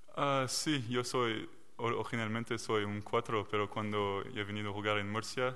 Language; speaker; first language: Spanish; non-native, learner; French